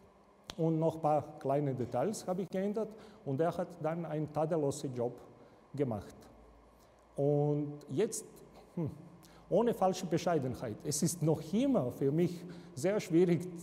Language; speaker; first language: German; non-native, fluent; Serbian